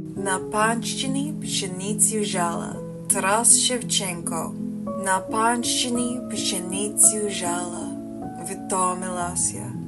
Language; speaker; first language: Ukrainian; non-native, learner; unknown